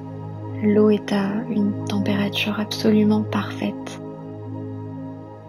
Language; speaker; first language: French; native; French